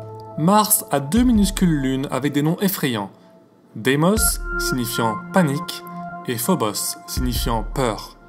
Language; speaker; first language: French; native; French